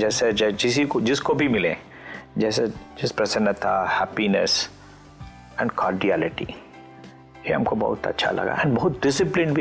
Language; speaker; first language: Hindi; non-native, local second language; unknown